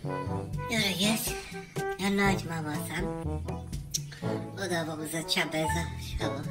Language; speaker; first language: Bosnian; non-native, local second language; Hungarian